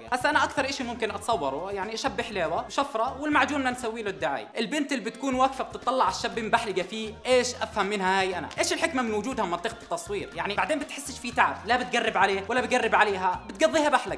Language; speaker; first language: Arabic; native; Arabic